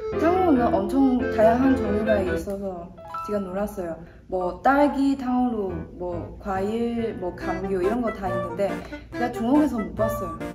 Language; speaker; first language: Korean; non-native, fluent; Chinese